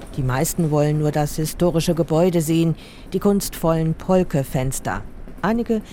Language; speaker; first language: German; native; German